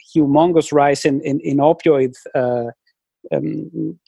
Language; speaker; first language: English; non-native, fluent; Spanish